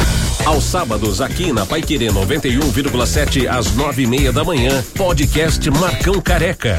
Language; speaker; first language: Portuguese; native; Portuguese